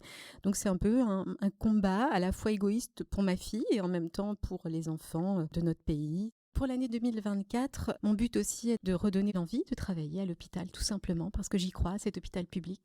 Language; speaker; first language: French; native; French